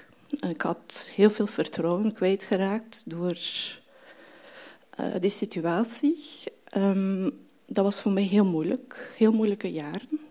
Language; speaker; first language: Dutch; non-native, fluent; French